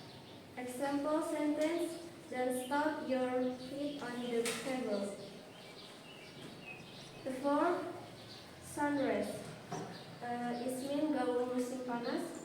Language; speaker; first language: English; non-native, local second language; Indonesian